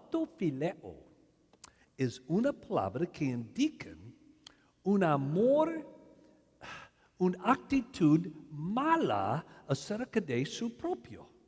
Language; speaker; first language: Spanish; non-native, learner; English